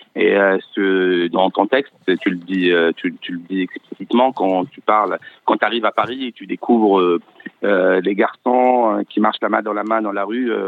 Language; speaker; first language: French; non-native, local second language; Arabic